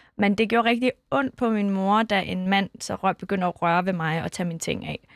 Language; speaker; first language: Danish; early bilingual, other home language; Kurdish